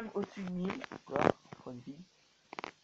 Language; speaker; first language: French; native; French